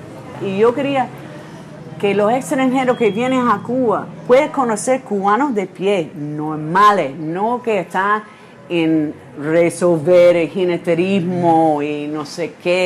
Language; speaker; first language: Spanish; non-native, fluent; English